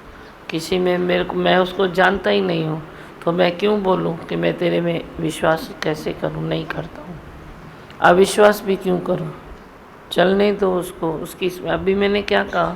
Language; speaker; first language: Hindi; non-native, local second language; Sindhi